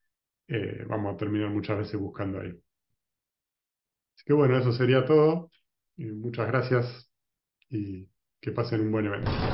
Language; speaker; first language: Spanish; native; Spanish